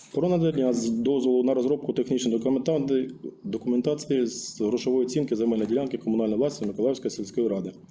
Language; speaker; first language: Ukrainian; native; Ukrainian